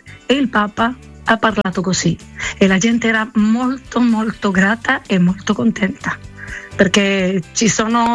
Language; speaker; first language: Italian; non-native, learner; Spanish